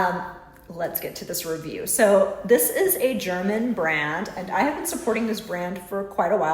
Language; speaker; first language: English; native; English